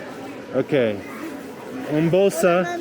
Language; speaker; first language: Spanish; non-native, learner; English